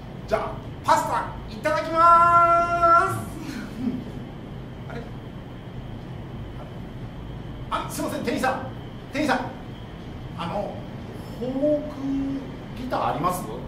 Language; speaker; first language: Japanese; native; Japanese